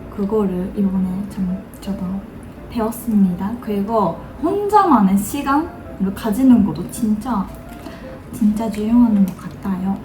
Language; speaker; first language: Korean; non-native, fluent; Japanese